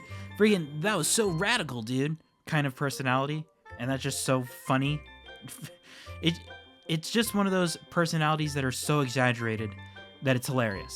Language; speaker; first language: English; native; English